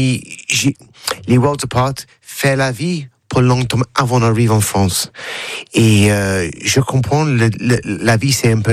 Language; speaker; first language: French; non-native, learner; English